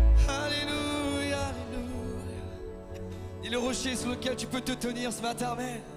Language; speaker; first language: French; native; French